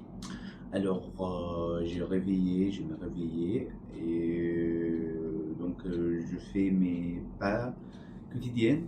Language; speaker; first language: French; non-native, learner; Arabic